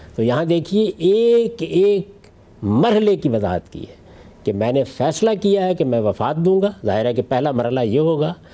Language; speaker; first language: Urdu; non-native, local second language; Punjabi